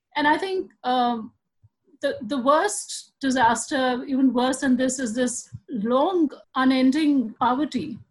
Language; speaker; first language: English; non-native, local second language; Hindi